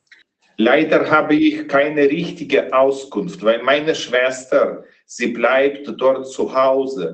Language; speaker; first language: German; non-native, fluent; Ukrainian